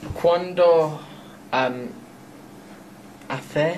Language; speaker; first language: Spanish; non-native, learner; English